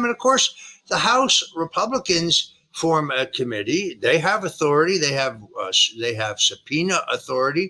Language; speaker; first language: English; native; English